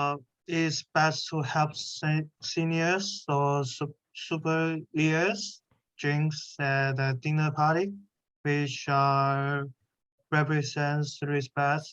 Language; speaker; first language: English; non-native, learner; Chinese